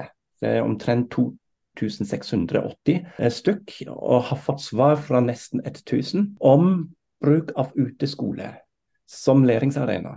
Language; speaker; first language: Norwegian; non-native, fluent; German